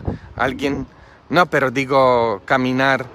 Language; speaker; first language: Spanish; non-native, fluent; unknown